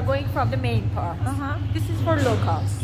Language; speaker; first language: English; non-native, fluent; Polish